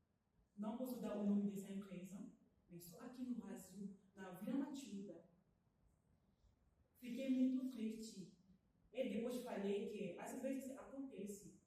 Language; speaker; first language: Portuguese; non-native, learner; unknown